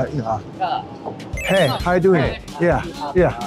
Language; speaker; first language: English; non-native, learner; Japanese